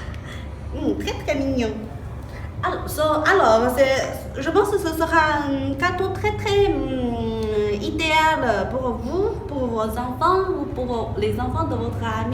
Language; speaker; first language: French; non-native, fluent; Chinese